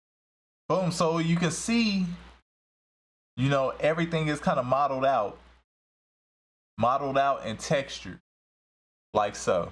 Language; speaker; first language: English; native; English